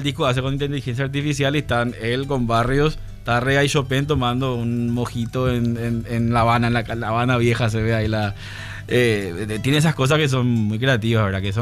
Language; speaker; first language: Spanish; native; Spanish